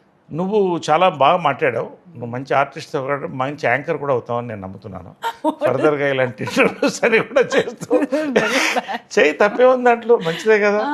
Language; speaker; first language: Telugu; native; Telugu